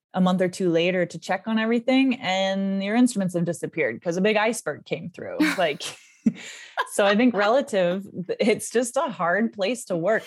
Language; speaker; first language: English; native; English